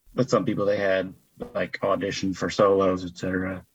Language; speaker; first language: English; native; English